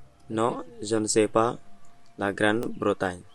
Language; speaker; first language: French; non-native, learner; Mandingo